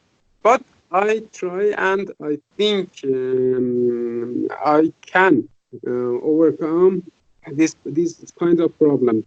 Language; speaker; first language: English; non-native, fluent; Persian